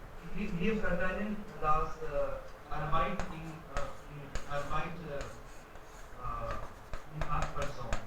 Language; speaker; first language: German; non-native, learner; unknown